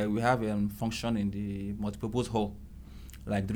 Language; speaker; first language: English; non-native, local second language; Igbo